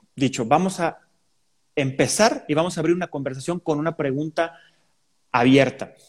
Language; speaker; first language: Spanish; native; Spanish